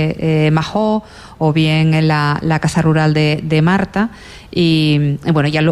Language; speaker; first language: Spanish; native; Spanish